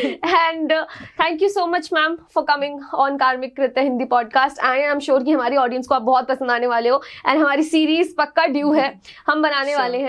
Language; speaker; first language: Hindi; native; Hindi